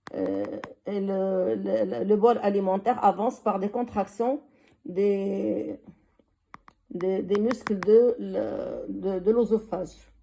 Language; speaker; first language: French; non-native, local second language; Arabic